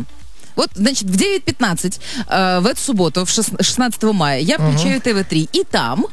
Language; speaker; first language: Russian; native; Russian